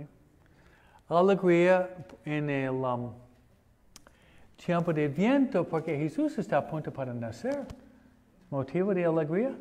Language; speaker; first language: Spanish; non-native, fluent; English